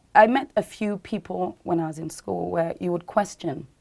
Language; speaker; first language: English; non-native, local second language; Ganda